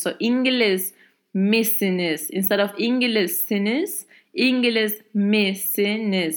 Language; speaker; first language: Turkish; non-native, learner; English